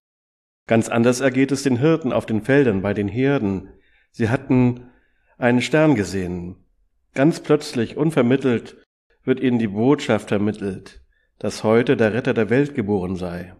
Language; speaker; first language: German; native; German